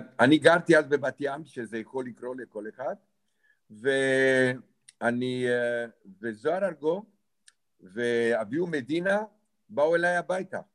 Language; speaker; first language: Hebrew; non-native, fluent; Romanian